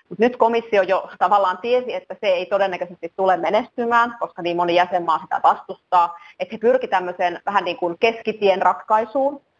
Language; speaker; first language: Finnish; native; Finnish